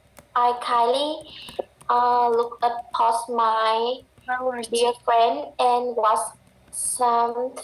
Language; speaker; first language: English; non-native, learner; Vietnamese